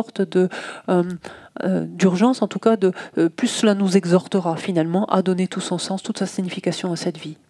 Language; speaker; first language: French; native; French